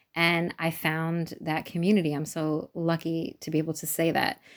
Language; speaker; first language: English; native; English